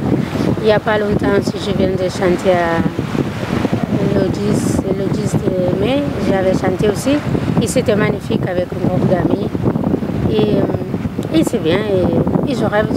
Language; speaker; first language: French; non-native, learner; Kabuverdianu